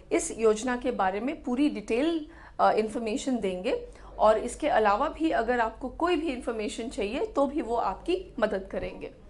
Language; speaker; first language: Hindi; native; Hindi